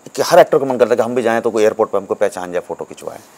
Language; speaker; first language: Hindi; native; Hindi